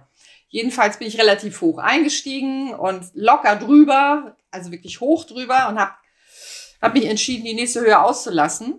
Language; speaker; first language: German; native; German